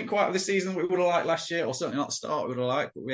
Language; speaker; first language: English; native; English